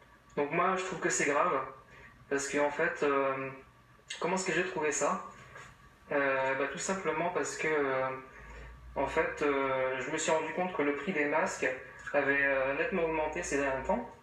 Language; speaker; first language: French; native; French